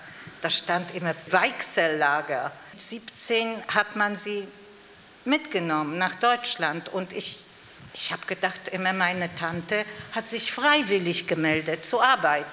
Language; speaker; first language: German; non-native, fluent; Polish